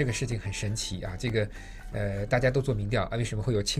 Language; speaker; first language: Chinese; native; Chinese